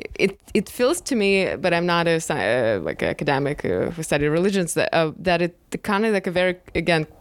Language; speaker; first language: English; non-native, fluent; Russian